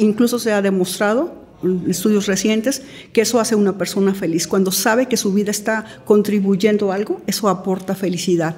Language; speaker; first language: Spanish; native; Spanish